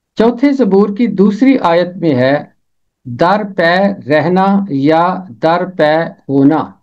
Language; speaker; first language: Urdu; native; Urdu